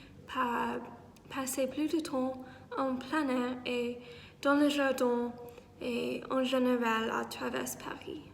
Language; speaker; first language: French; non-native, learner; English